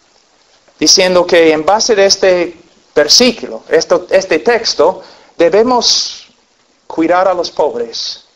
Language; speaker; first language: Spanish; non-native, fluent; English